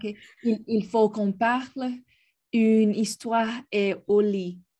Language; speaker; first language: French; non-native, learner; Spanish